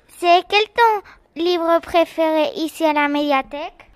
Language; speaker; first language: French; non-native, learner; Spanish